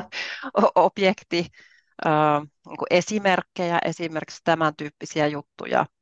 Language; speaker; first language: Finnish; native; Finnish